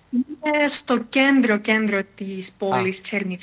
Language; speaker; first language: Greek; non-native, fluent; Ukrainian